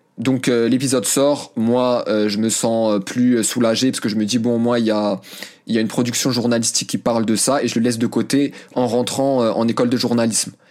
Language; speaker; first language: French; early bilingual, other home language; Arabic